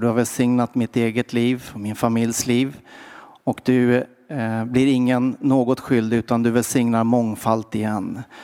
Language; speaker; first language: Swedish; native; Swedish